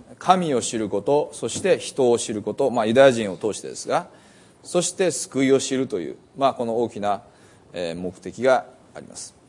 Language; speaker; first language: Japanese; native; Japanese